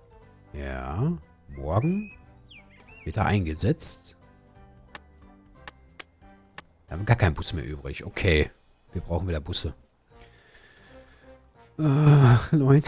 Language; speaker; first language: German; native; German